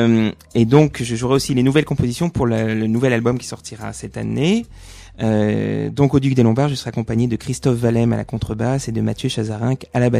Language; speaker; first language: French; native; French